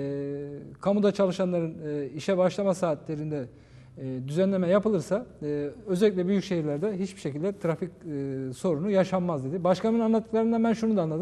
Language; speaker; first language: Turkish; native; Turkish